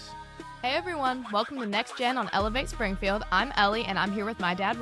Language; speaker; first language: English; native; English